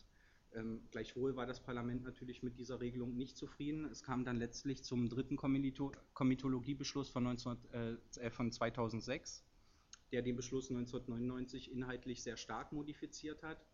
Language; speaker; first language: German; native; German